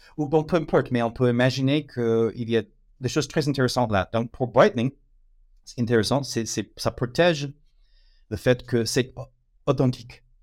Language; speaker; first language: French; non-native, fluent; English